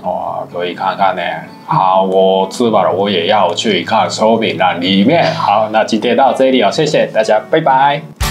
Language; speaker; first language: Chinese; non-native, fluent; Japanese